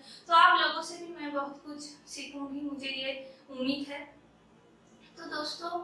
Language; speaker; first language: Hindi; non-native, local second language; Bangla